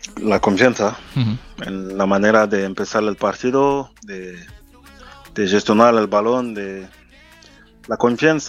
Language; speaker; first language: Spanish; non-native, fluent; French